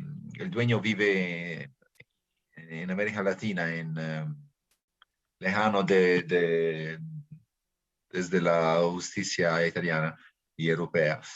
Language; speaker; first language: Spanish; non-native, fluent; Italian